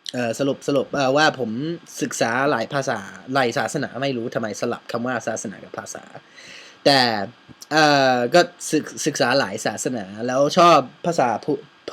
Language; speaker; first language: Thai; non-native, fluent; English